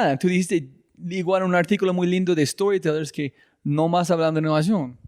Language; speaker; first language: Spanish; non-native, fluent; English